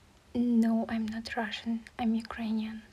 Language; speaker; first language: English; non-native, learner; Ukrainian